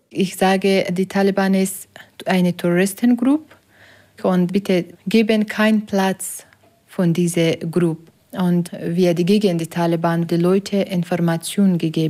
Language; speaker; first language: German; non-native, learner; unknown